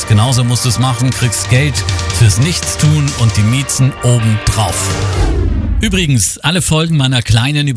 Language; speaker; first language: German; native; German